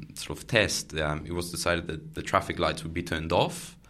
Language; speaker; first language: English; non-native, fluent; Catalan